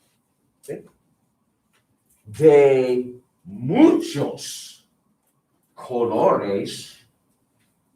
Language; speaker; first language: Spanish; non-native, fluent; English